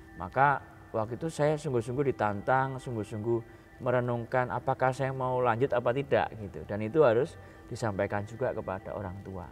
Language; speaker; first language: Indonesian; native; Indonesian